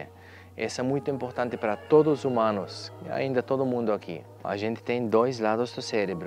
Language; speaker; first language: Portuguese; non-native, learner; German